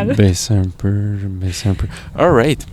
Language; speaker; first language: French; native; French